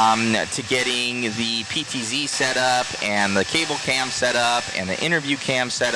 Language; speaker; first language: English; native; English